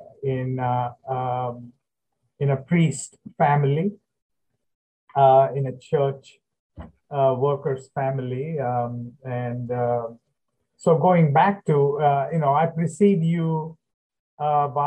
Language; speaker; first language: English; non-native, local second language; Telugu